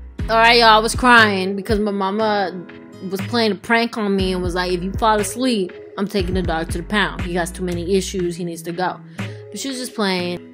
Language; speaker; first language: English; early bilingual, other home language; Spanish